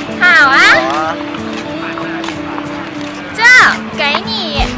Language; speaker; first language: Chinese; non-native, learner; Thai